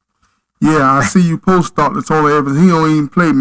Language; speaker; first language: English; native; English